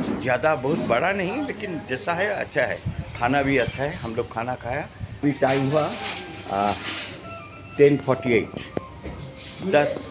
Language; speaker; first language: Hindi; non-native, local second language; Bangla